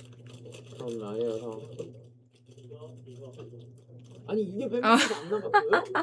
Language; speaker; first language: Korean; non-native, fluent; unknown